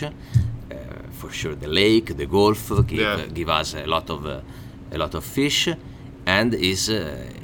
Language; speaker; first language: English; non-native, learner; Italian